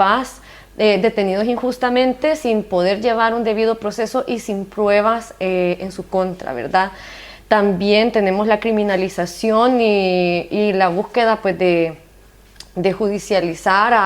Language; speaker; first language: Spanish; native; Spanish